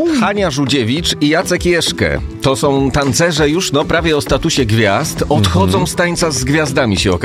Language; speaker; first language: Polish; native; Polish